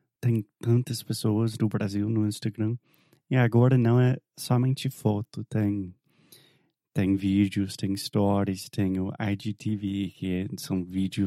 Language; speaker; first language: Portuguese; non-native, fluent; English